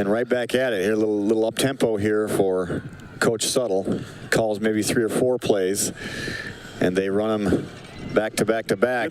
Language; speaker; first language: English; native; English